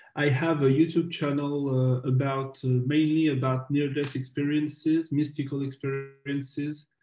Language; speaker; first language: English; non-native, fluent; French